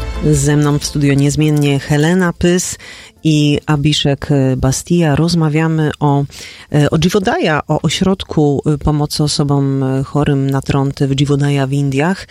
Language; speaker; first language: Polish; native; Polish